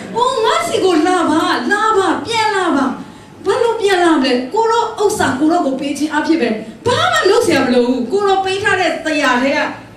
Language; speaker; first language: Burmese; non-native, local second language; Kachin